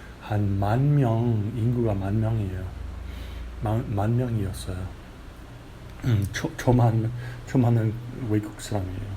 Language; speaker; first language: Korean; non-native, learner; English